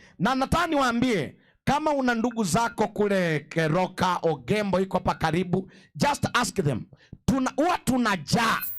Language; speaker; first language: Swahili; non-native, local second language; Gusii